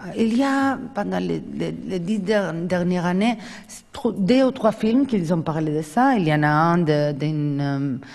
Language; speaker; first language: French; non-native, fluent; Spanish